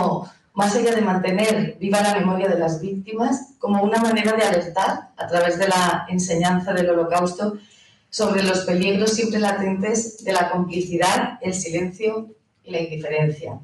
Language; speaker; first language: Spanish; native; Spanish